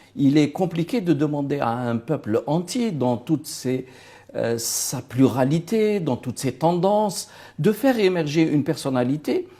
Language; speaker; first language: French; non-native, local second language; Arabic